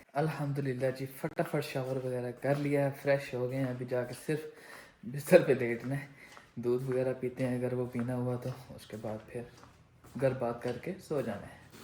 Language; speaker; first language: Urdu; non-native, local second language; Punjabi